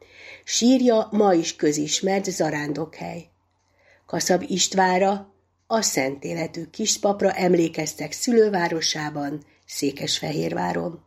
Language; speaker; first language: Hungarian; native; Hungarian